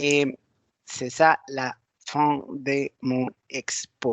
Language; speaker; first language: French; non-native, learner; Spanish